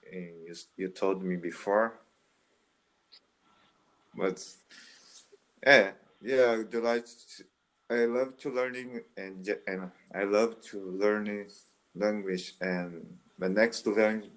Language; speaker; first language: English; non-native, learner; Portuguese